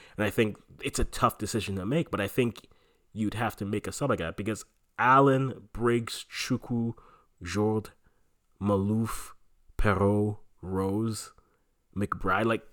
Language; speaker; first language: English; early bilingual, other home language; French